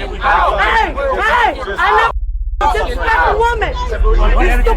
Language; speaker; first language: English; native; English